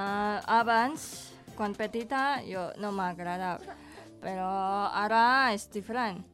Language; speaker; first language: Catalan; non-native, learner; Indonesian